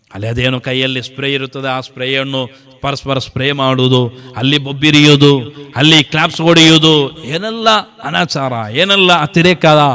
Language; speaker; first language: Kannada; non-native, local second language; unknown